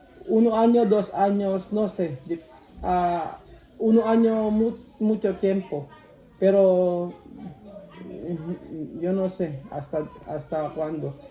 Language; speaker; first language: Spanish; non-native, learner; Filipino